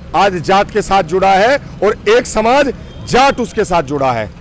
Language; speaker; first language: Hindi; native; Hindi